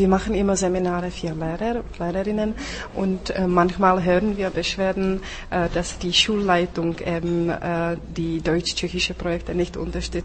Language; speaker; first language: German; non-native, fluent; Czech